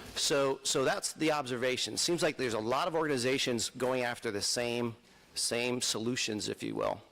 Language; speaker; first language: English; native; English